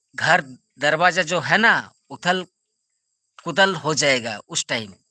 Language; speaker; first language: Hindi; non-native, local second language; Bangla